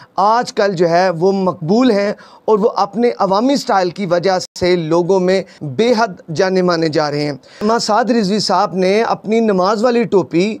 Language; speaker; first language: Urdu; non-native, local second language; Punjabi